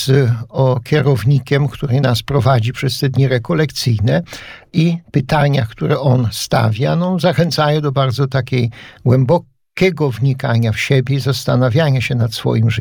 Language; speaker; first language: Polish; native; Polish